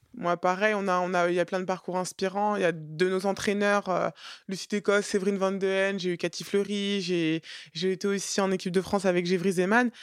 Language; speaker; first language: French; native; French